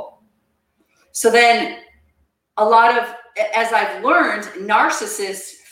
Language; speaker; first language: English; native; English